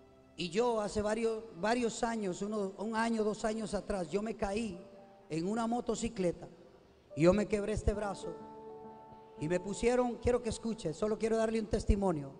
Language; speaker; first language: Spanish; native; Spanish